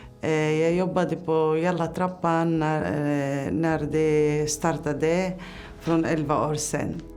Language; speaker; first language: Swedish; non-native, learner; Arabic